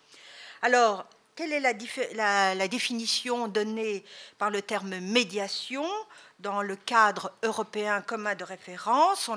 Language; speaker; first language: French; native; French